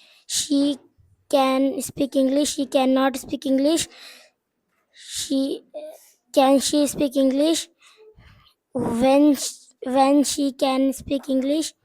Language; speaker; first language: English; non-native, learner; Hindi